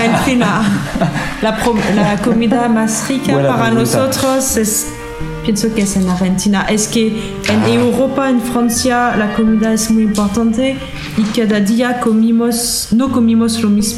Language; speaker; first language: Spanish; non-native, fluent; French